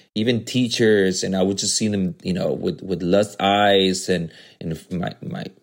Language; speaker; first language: English; early bilingual, other home language; Spanish